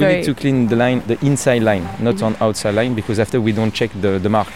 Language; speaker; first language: English; non-native, learner; French